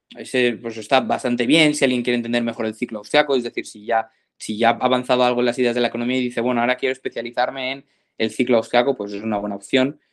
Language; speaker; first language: Spanish; native; Spanish